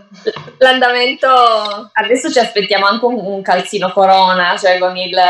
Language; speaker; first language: Italian; native; Italian